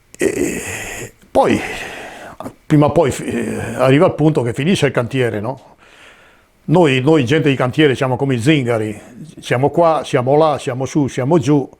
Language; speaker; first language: Italian; native; Italian